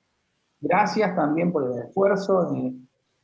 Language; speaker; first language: Spanish; native; Spanish